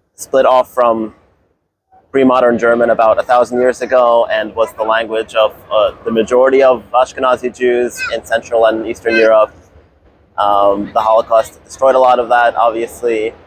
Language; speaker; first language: English; native; English